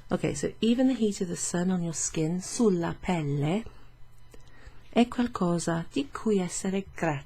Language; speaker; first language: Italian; non-native, fluent; English